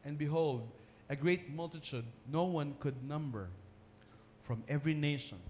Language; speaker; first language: English; non-native, local second language; Filipino